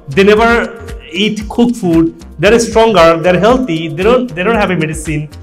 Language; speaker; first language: English; non-native, local second language; Bangla